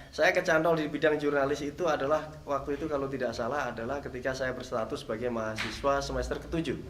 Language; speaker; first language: Indonesian; native; Indonesian